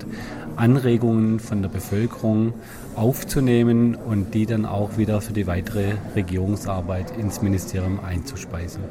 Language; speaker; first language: German; native; German